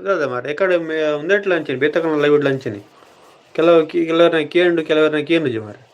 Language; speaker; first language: Kannada; non-native, local second language; Tulu